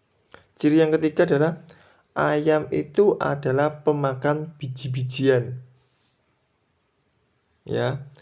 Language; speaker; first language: Indonesian; native; Indonesian